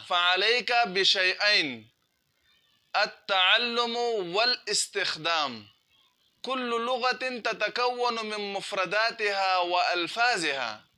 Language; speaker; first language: Arabic; non-native, fluent; Urdu